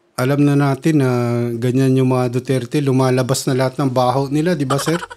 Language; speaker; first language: Filipino; non-native, local second language; Cebuano